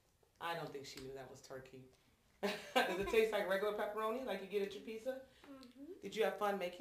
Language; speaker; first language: English; native; English